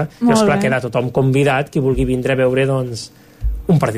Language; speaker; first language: Catalan; native; Catalan